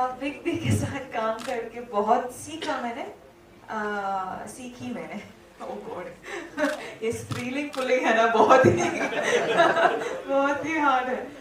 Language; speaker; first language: Hindi; non-native, local second language; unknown